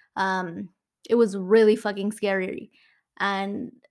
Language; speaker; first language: English; non-native, fluent; Spanish